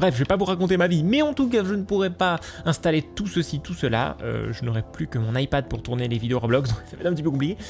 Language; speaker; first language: French; native; French